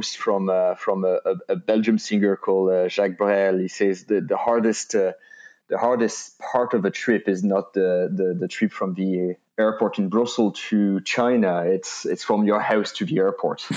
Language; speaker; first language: English; non-native, fluent; French